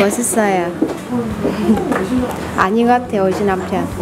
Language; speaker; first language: Korean; non-native, fluent; Vietnamese